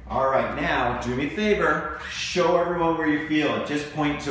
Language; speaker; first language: English; native; English